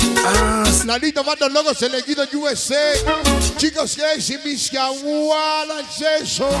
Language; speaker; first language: Spanish; native; Spanish